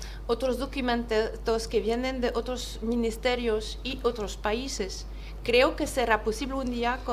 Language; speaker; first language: Spanish; non-native, fluent; French